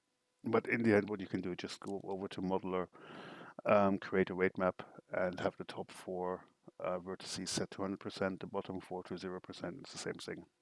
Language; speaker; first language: English; non-native, fluent; German